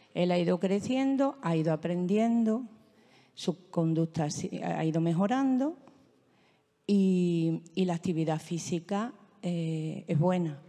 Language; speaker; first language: Spanish; native; Spanish